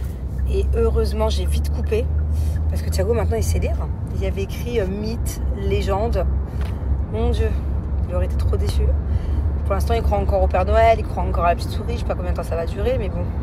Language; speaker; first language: French; native; French